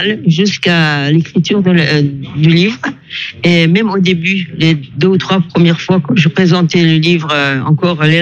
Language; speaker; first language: French; non-native, fluent; Persian